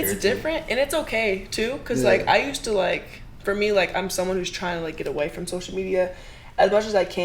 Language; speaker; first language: English; native; English